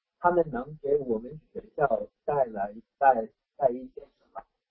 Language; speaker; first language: Chinese; non-native, fluent; English